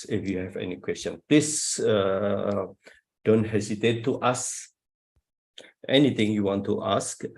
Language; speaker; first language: English; non-native, fluent; Indonesian